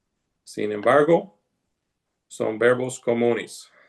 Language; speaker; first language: Spanish; non-native, fluent; English